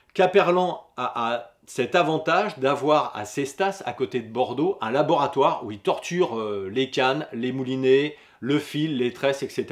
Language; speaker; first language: French; native; French